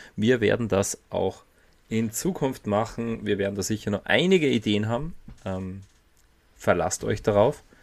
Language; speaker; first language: German; native; German